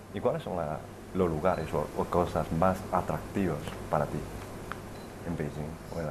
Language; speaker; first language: Spanish; non-native, fluent; Chinese